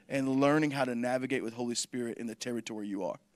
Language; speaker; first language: English; native; English